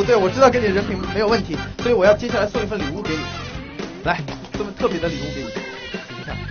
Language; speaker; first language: Chinese; native; Chinese